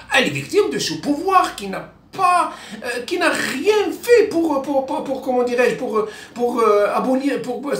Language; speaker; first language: French; non-native, local second language; Arabic